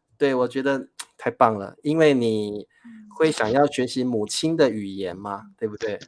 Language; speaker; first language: Chinese; native; Chinese